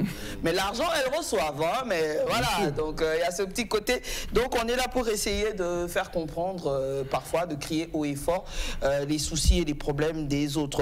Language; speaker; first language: French; native; French